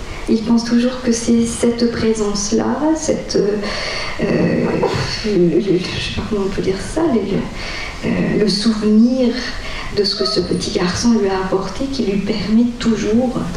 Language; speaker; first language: French; non-native, local second language; Morisyen